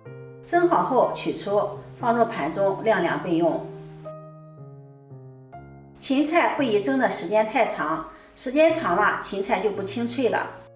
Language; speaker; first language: Chinese; native; Chinese